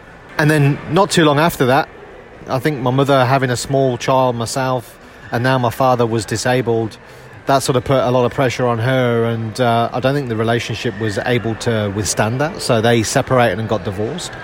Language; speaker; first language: English; native; English